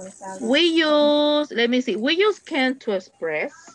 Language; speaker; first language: English; non-native, fluent; Spanish